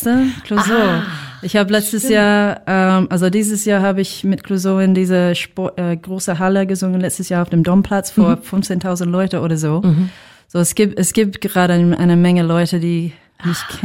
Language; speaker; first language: German; non-native, fluent; English